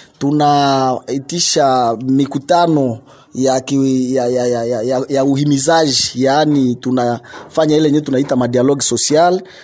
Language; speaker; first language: Swahili; non-native, local second language; Nande